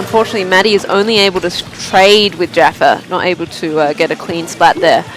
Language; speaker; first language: English; native; English